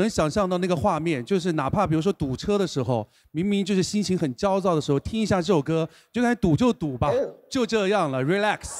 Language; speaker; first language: Chinese; native; Chinese